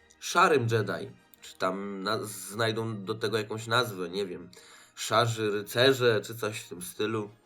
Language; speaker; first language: Polish; native; Polish